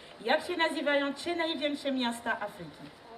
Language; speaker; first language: Polish; non-native, fluent; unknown